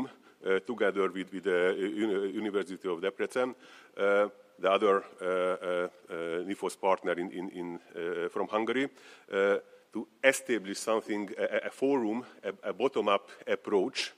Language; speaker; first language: English; non-native, fluent; Hungarian